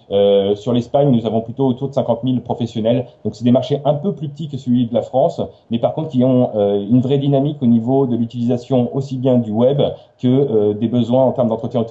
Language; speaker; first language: French; native; French